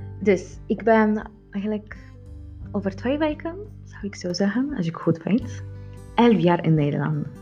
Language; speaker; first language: Dutch; non-native, learner; Polish